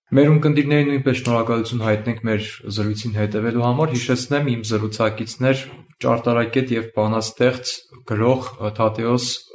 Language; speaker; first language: Armenian; native; Armenian